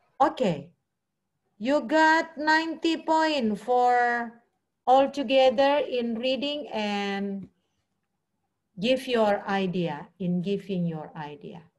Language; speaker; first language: English; non-native, fluent; Indonesian